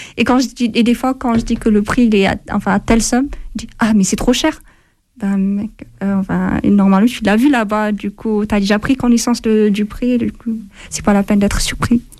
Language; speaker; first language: French; non-native, fluent; Amharic